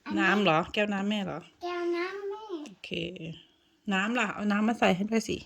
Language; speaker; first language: Thai; native; Thai